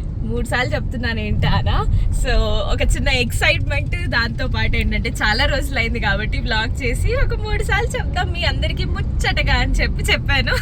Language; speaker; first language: Telugu; native; Telugu